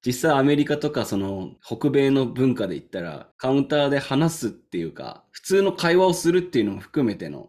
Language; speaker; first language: Japanese; native; Japanese